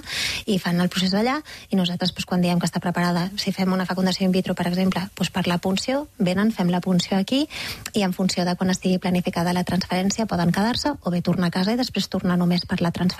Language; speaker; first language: Catalan; native; Catalan